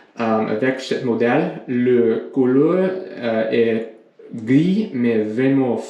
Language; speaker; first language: French; non-native, learner; English